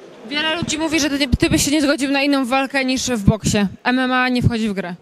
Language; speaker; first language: Polish; native; Polish